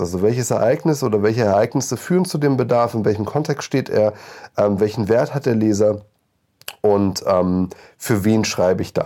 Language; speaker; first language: German; native; German